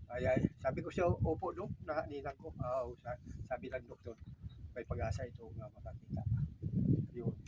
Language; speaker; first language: Filipino; non-native, local second language; Hiligaynon